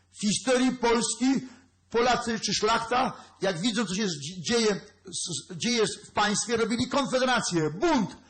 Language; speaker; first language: Polish; native; Polish